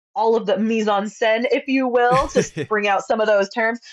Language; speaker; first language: English; early bilingual, other home language; Spanish